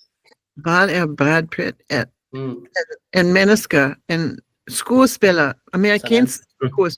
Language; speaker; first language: Danish; non-native, learner; English